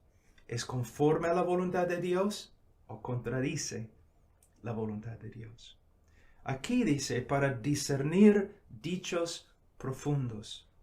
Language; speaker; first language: Spanish; non-native, fluent; English